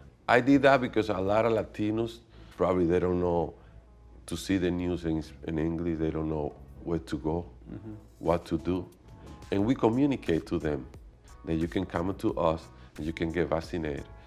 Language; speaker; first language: English; non-native, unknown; Spanish